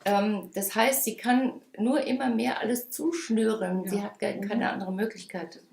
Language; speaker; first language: German; native; German